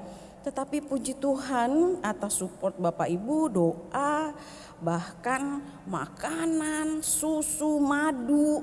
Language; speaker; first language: Indonesian; native; Indonesian